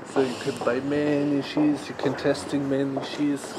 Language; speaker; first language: English; non-native, learner; German